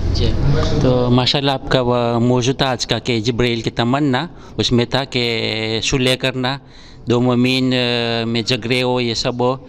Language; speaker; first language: Urdu; non-native, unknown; Gujarati